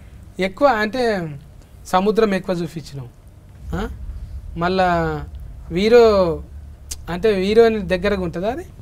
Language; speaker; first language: Telugu; native; Telugu